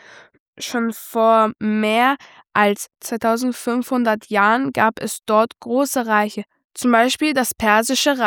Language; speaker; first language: German; early bilingual, other home language; Persian